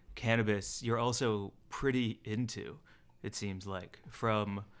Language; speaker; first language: English; native; English